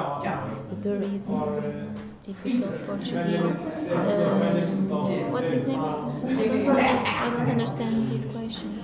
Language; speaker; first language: English; non-native, learner; Portuguese